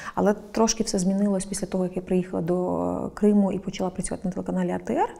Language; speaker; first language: Ukrainian; non-native, local second language; Crimean Tatar